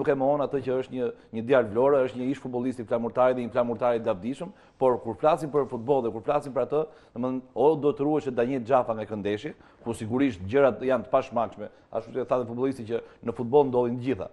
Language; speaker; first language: Albanian; native; Albanian